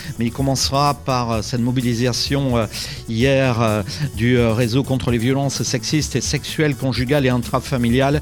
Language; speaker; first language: French; native; French